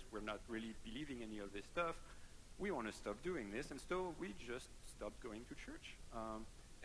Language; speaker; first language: English; non-native, fluent; French